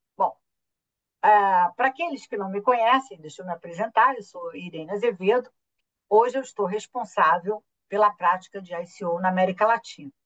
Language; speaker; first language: Portuguese; native; Portuguese